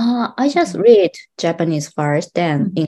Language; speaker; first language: English; non-native, learner; Japanese